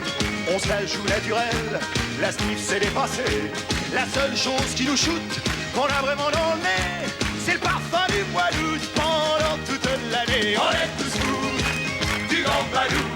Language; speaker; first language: French; native; French